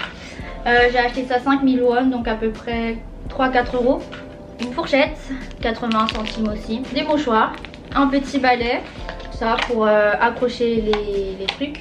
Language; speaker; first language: French; native; French